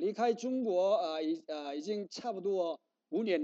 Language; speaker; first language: Chinese; non-native, learner; Korean